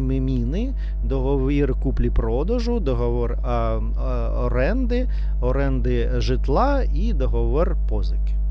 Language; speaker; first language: Ukrainian; non-native, learner; Russian